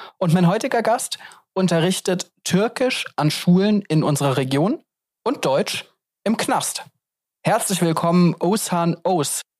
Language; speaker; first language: German; native; German